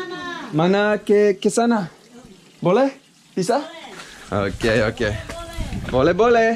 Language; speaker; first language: Indonesian; non-native, learner; English